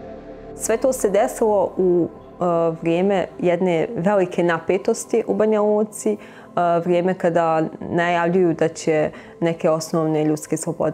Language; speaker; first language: Bosnian; native; Bosnian